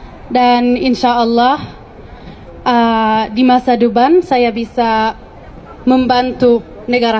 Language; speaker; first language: Indonesian; non-native, fluent; Arabic